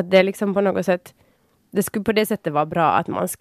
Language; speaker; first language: Swedish; native; Swedish